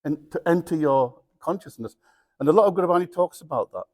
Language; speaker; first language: English; early bilingual, other home language; Punjabi